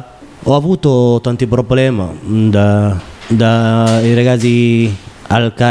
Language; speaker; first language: Italian; non-native, learner; Somali